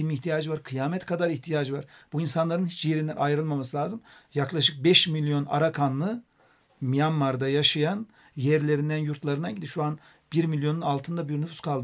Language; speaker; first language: Turkish; native; Turkish